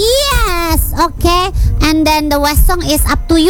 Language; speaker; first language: English; non-native, learner; Indonesian